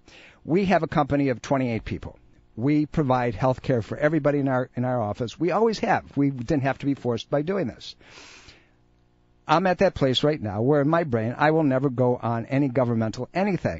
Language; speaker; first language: English; native; English